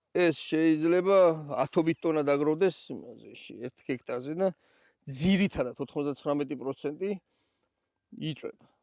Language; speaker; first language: Georgian; native; Georgian